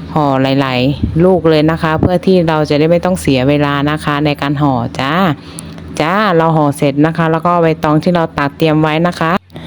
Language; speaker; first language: Thai; native; Thai